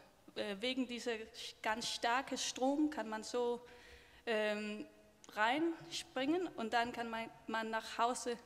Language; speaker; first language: German; non-native, learner; Danish